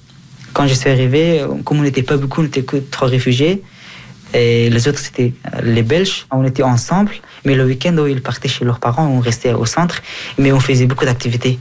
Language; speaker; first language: French; early bilingual, other home language; Persian